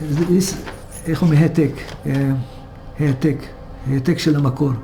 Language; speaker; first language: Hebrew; early bilingual, other home language; Hungarian